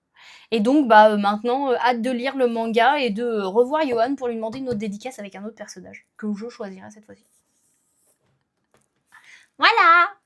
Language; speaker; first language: French; native; French